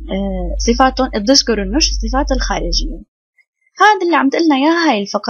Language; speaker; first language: Arabic; native; Arabic